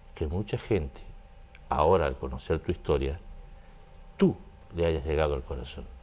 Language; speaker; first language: Spanish; native; Spanish